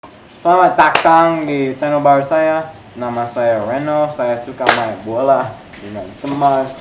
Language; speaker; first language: Indonesian; non-native, learner; English